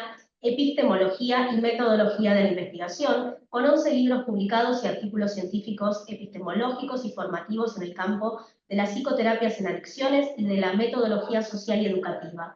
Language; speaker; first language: Spanish; native; Spanish